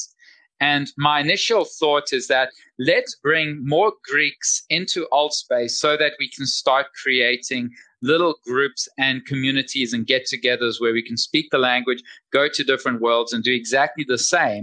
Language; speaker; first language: English; native; English